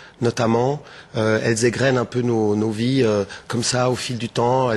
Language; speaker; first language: French; native; French